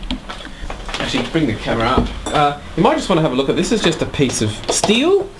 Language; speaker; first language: English; native; English